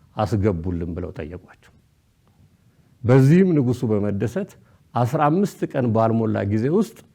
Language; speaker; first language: Amharic; native; Amharic